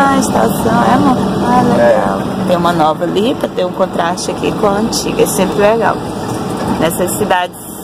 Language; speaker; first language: Portuguese; native; Portuguese